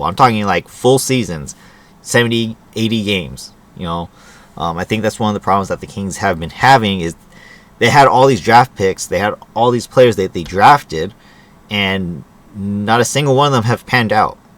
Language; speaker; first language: English; native; English